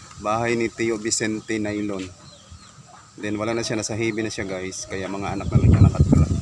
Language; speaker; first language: Filipino; non-native, local second language; Masbatenyo